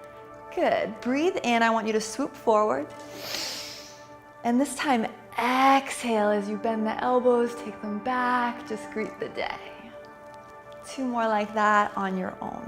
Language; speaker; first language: English; native; English